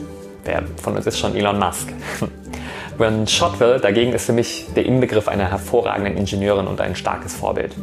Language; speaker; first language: German; native; German